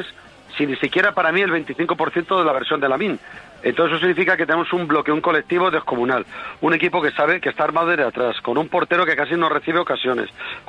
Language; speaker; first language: Spanish; native; Spanish